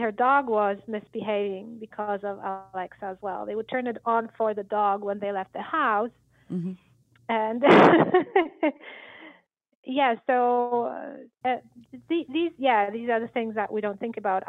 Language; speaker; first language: English; non-native, fluent; Polish